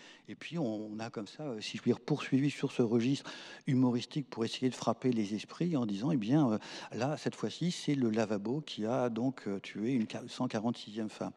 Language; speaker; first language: French; native; French